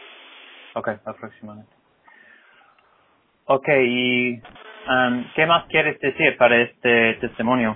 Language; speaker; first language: Spanish; non-native, fluent; English